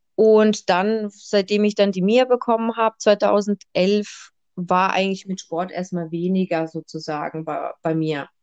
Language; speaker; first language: German; early bilingual, other home language; Russian